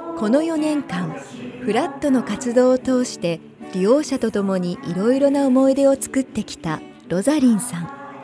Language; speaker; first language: Japanese; native; Japanese